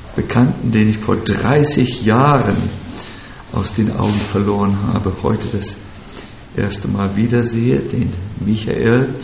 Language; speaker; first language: German; native; German